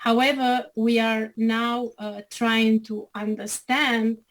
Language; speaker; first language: English; non-native, fluent; Catalan